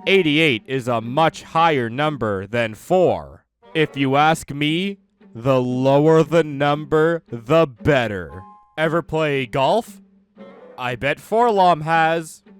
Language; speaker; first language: English; native; English